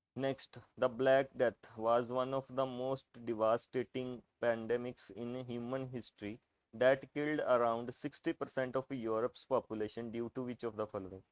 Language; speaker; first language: English; non-native, local second language; Punjabi